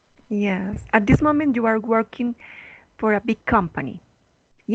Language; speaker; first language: English; non-native, learner; Spanish